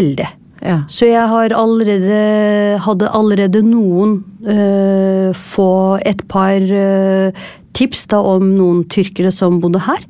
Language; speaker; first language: Norwegian; non-native, fluent; Turkish